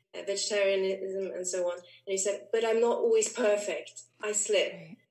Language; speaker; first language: English; non-native, fluent; Swedish